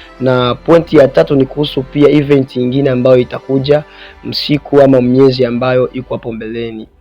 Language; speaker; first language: Swahili; non-native, local second language; Rundi